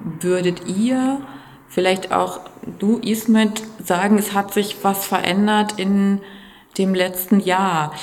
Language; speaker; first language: German; native; German